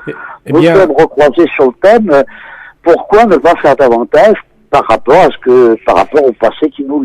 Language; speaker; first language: French; native; French